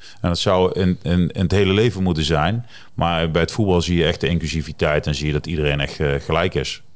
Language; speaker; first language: Dutch; native; Dutch